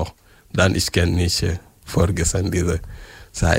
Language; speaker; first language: German; non-native, learner; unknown